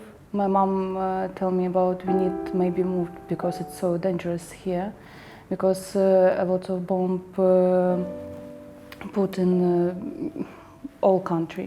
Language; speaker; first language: English; non-native, learner; Ukrainian